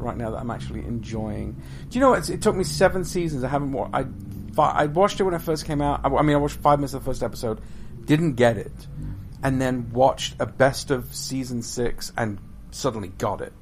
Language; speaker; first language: English; native; English